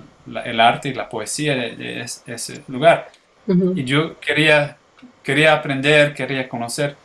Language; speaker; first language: Spanish; early bilingual, heritage; English